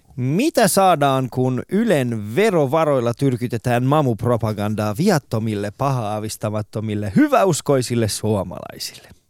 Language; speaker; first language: Finnish; non-native, fluent; Persian